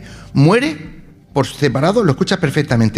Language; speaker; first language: Spanish; native; Spanish